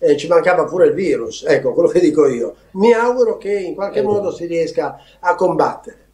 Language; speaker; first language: Italian; native; Italian